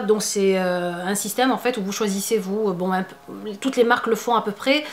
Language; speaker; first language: French; native; French